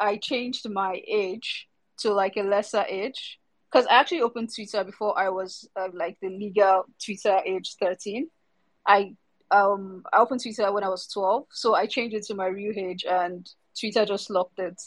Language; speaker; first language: English; non-native, local second language; Yoruba